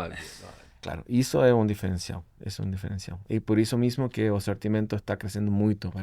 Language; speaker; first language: Portuguese; non-native, fluent; Spanish